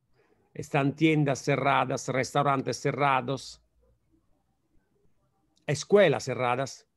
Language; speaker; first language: Spanish; non-native, fluent; Italian